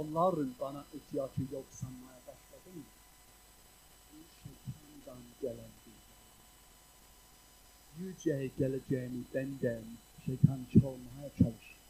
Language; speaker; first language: Turkish; non-native, fluent; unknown